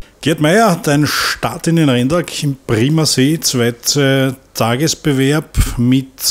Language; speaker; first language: German; native; German